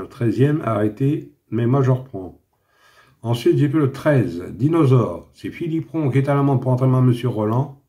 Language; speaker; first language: French; native; French